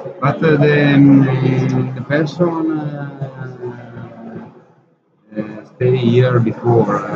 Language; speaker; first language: English; non-native, learner; Italian